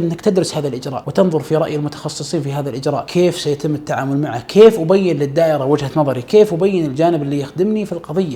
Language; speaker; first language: Arabic; native; Arabic